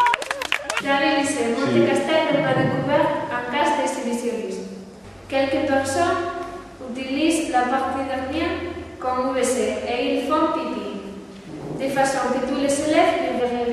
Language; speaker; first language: French; non-native, learner; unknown